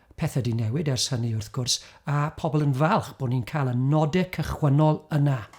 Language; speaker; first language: Welsh; native; Welsh